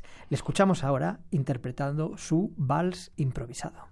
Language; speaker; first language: Spanish; native; Spanish